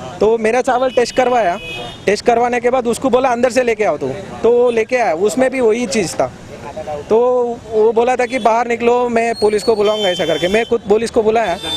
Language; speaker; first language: Hindi; non-native, local second language; Gujarati